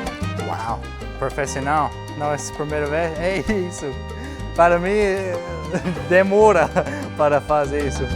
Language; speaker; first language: Portuguese; non-native, learner; English